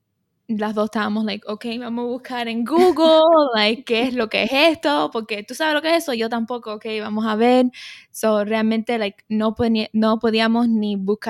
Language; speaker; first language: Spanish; early bilingual, heritage; Spanish